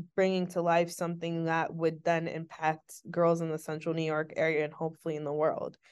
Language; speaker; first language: English; native; English